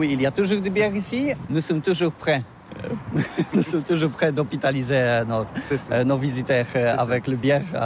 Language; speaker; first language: French; non-native, learner; Polish